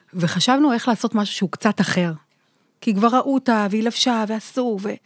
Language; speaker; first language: Hebrew; native; Hebrew